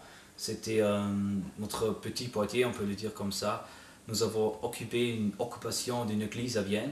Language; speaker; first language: French; non-native, fluent; German